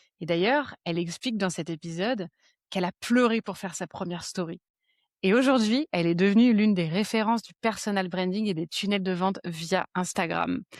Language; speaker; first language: French; native; French